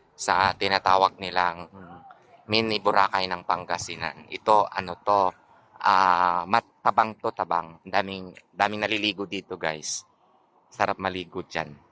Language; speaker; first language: Filipino; non-native, local second language; Iloko